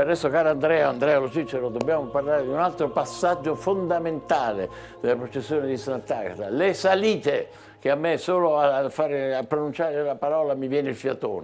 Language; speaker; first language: Italian; native; Italian